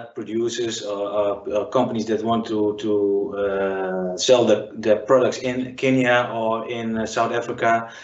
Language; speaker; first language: English; non-native, fluent; Dutch